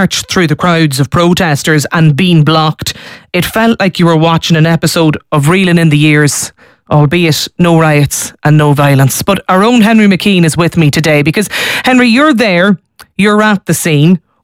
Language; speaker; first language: English; native; English